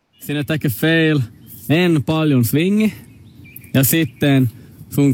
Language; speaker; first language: Finnish; non-native, learner; Swedish